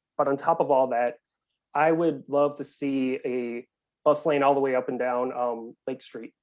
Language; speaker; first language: English; native; English